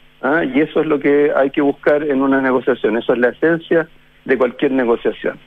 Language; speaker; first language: Spanish; native; Spanish